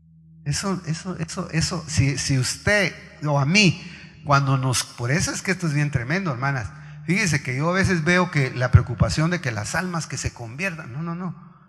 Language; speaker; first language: Spanish; native; Spanish